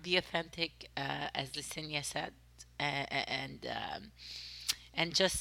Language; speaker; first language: English; non-native, fluent; French